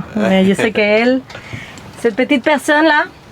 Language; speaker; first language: French; non-native, fluent; Spanish